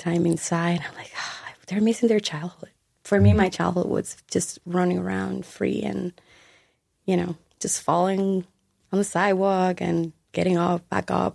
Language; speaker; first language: English; non-native, fluent; Spanish